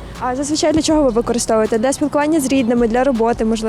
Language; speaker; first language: Ukrainian; native; Ukrainian